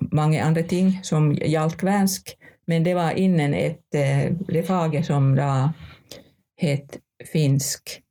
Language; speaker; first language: Norwegian; non-native, fluent; Finnish